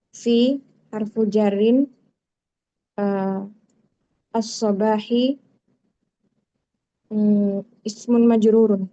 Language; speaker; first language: Arabic; non-native, learner; Indonesian